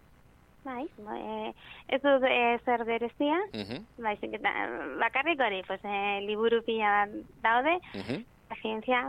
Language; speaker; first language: Basque; non-native, local second language; Spanish